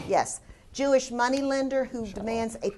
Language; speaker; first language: English; native; English